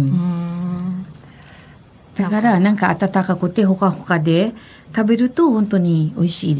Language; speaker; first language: Japanese; non-native, fluent; Filipino